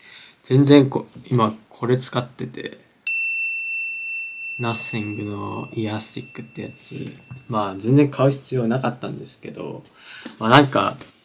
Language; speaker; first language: Japanese; native; Japanese